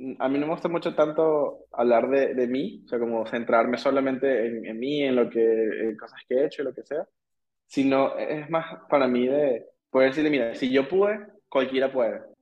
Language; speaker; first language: Spanish; native; Spanish